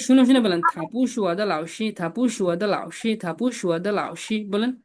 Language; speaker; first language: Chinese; non-native, fluent; Bangla